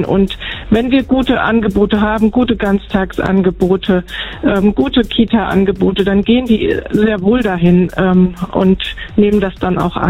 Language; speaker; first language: German; native; German